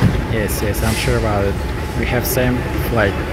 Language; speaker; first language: English; non-native, learner; Turkish